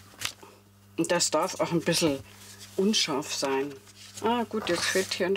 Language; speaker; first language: German; native; German